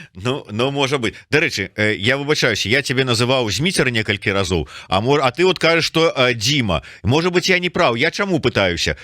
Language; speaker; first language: Belarusian; non-native, local second language; Russian